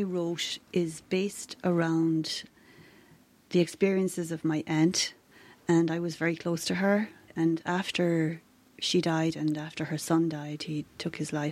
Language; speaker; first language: English; native; English